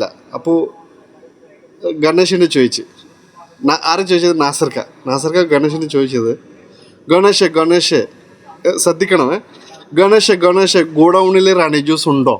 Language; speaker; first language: Malayalam; non-native, learner; Bangla